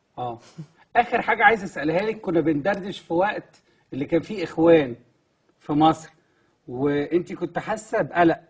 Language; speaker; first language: Egyptian Arabic; native; Egyptian Arabic